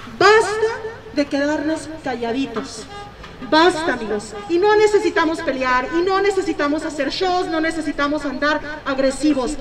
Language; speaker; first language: Spanish; early bilingual, heritage; Spanish